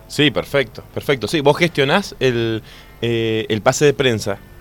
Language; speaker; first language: Spanish; native; Spanish